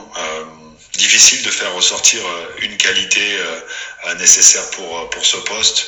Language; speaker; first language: French; native; French